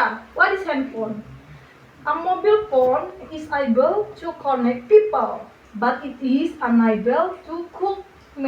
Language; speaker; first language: English; non-native, learner; Indonesian